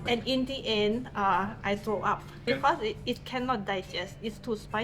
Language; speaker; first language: English; non-native, fluent; Thai